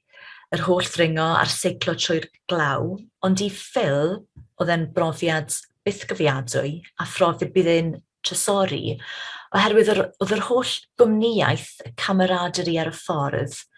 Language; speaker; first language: Welsh; native; Welsh